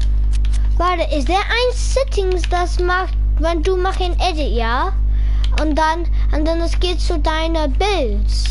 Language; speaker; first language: German; non-native, learner; English